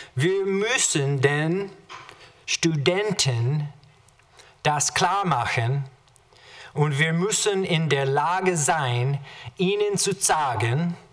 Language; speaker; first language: German; non-native, learner; English